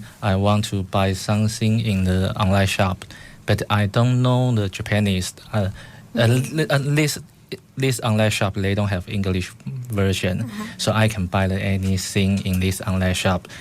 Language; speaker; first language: English; non-native, fluent; Chinese